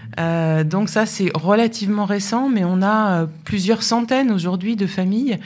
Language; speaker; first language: French; native; French